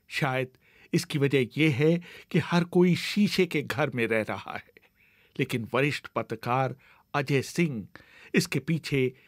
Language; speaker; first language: Hindi; native; Hindi